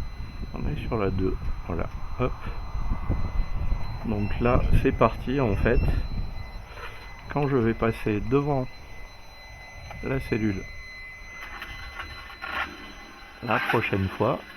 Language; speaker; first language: French; native; French